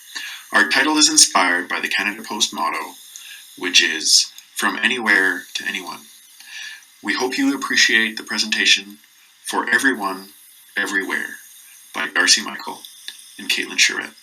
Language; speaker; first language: English; native; English